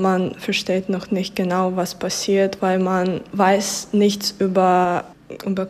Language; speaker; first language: German; non-native, fluent; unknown